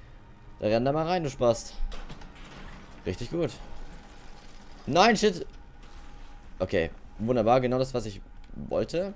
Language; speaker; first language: German; native; German